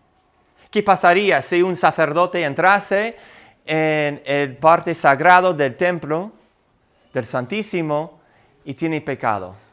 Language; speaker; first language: Spanish; non-native, fluent; English